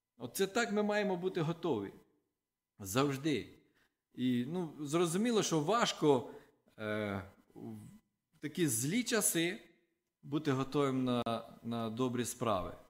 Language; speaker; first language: Ukrainian; non-native, local second language; Russian